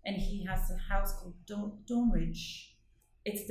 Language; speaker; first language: English; non-native, fluent; Norwegian